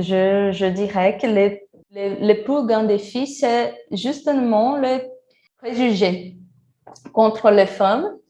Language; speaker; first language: French; non-native, learner; Portuguese